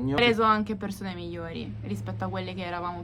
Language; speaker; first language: Italian; native; Italian